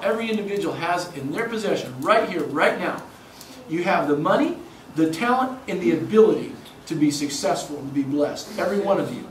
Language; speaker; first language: English; native; English